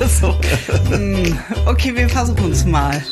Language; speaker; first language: German; native; German